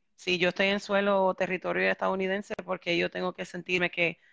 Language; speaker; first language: Spanish; early bilingual, heritage; Spanish